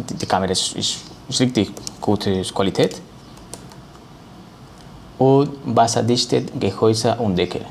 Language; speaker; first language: German; non-native, learner; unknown